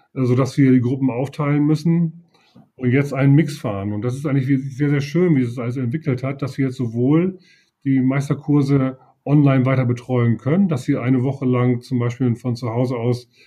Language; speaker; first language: German; native; German